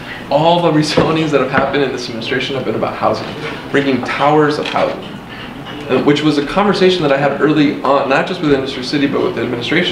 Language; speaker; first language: English; early bilingual, other home language; Spanish